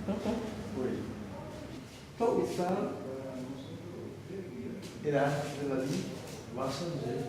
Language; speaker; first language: French; non-native, learner; Spanish